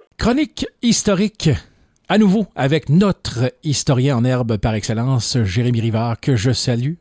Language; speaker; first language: French; native; French